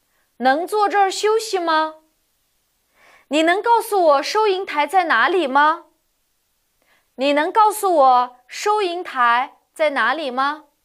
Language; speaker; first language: Chinese; non-native, local second language; Uyghur